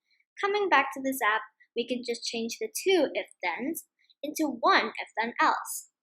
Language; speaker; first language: English; non-native, fluent; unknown